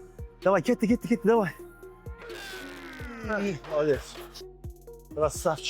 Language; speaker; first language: Russian; non-native, local second language; Uzbek